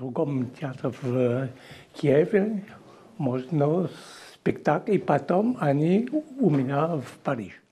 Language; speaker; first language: Russian; non-native, learner; French